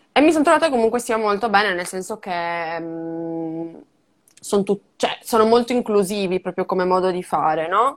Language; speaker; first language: Italian; native; Italian